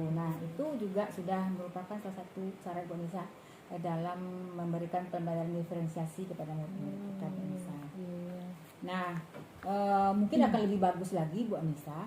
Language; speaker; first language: Indonesian; native; Indonesian